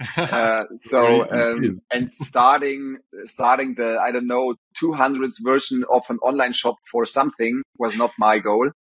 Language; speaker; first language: English; non-native, fluent; German